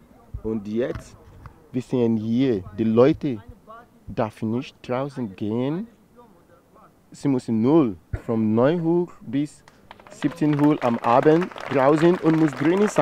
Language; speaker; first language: German; non-native, learner; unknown